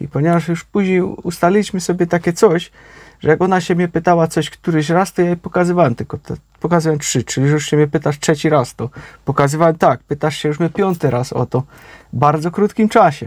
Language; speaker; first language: Polish; native; Polish